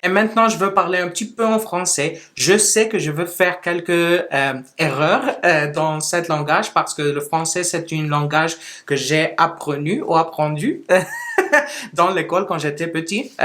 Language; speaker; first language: French; non-native, local second language; Spanish